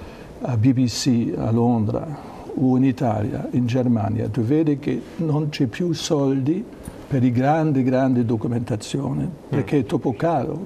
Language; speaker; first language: Italian; non-native, learner; German